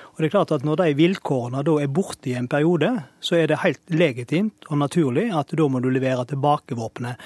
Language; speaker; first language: Norwegian; native; Norwegian